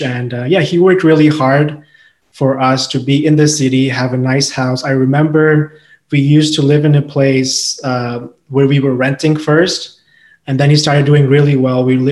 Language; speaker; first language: English; non-native, local second language; Urdu